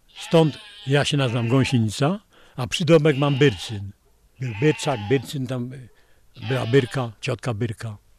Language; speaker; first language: Polish; native; Polish